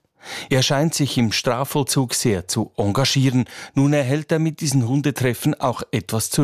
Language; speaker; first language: German; native; German